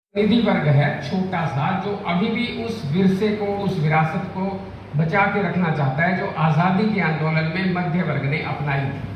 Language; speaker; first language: Hindi; native; Hindi